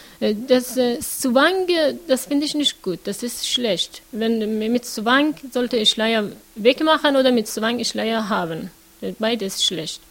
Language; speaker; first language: German; non-native, learner; Persian